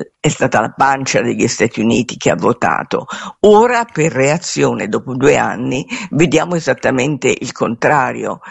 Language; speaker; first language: Italian; native; Italian